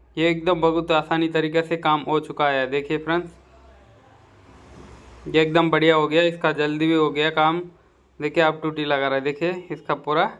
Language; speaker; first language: Hindi; non-native, local second language; Tamil